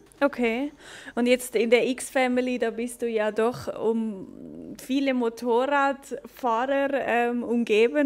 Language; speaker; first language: German; native; German